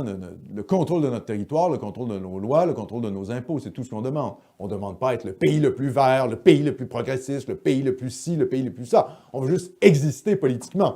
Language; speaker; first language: French; native; French